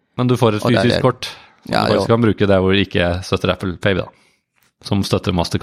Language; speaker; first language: Norwegian; native; Norwegian